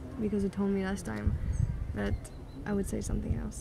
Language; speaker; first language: English; non-native, fluent; French